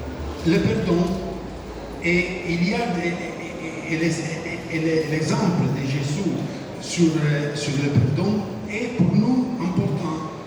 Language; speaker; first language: French; non-native, fluent; Italian